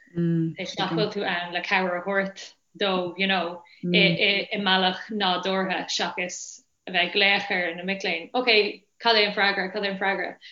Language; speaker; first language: Irish; non-native, local second language; English